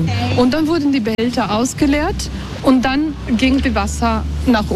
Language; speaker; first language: German; non-native, local second language; Italian